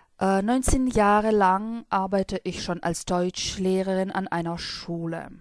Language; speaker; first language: German; non-native, fluent; Russian